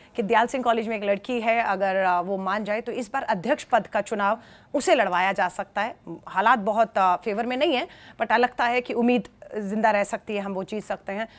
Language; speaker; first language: Hindi; native; Hindi